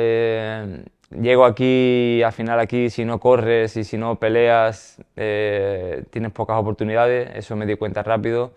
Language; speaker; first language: Spanish; native; Spanish